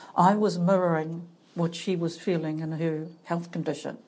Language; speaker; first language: English; native; English